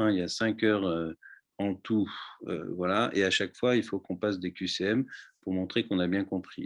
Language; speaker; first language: French; native; French